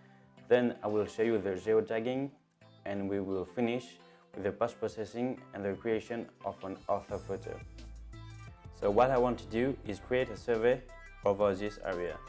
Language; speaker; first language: English; non-native, fluent; French